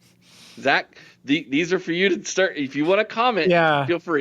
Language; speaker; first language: English; native; English